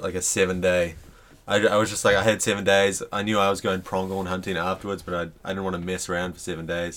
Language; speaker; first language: English; native; English